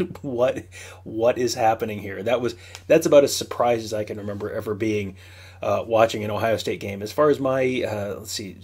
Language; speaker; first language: English; native; English